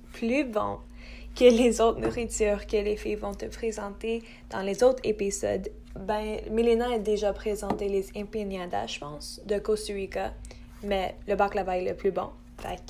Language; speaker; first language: French; non-native, local second language; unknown